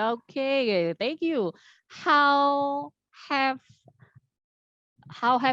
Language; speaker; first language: English; non-native, fluent; Indonesian